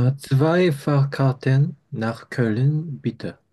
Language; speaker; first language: German; non-native, learner; Korean